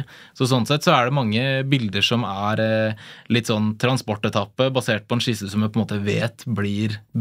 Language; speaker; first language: Norwegian; native; Norwegian